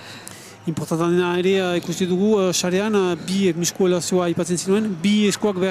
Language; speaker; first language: Basque; native; Basque